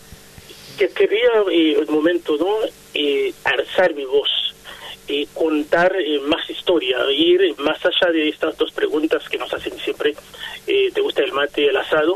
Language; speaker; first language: Spanish; non-native, fluent; Haitian Creole